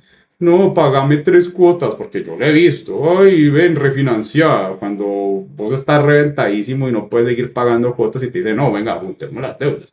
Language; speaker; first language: Spanish; native; Spanish